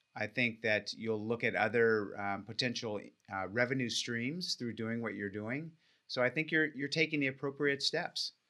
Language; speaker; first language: English; native; English